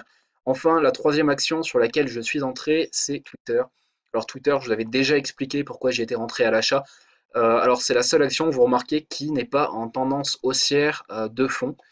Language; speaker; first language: French; native; French